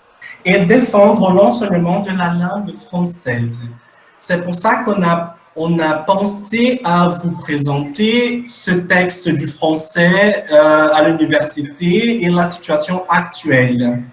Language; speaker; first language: French; non-native, fluent; Portuguese